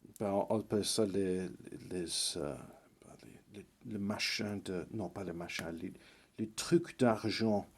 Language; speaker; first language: French; early bilingual, heritage; English